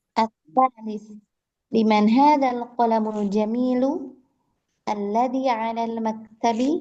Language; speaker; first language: Arabic; non-native, learner; Indonesian